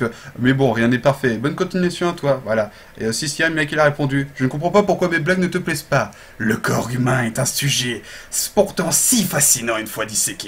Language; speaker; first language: French; native; French